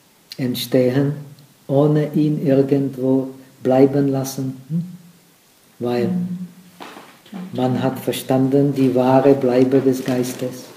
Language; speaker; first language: German; non-native, fluent; Czech